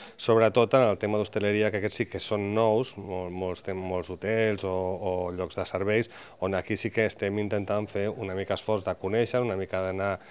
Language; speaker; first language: Catalan; native; Catalan